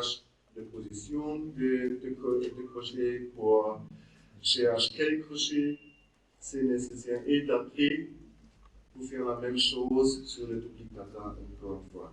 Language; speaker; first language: French; non-native, learner; German